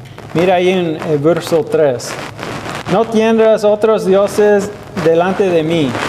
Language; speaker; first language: Spanish; non-native, learner; English